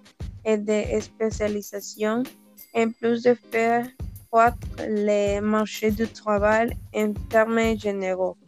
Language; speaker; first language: French; non-native, learner; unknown